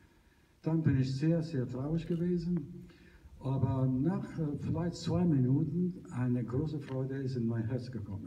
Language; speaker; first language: German; non-native, learner; Italian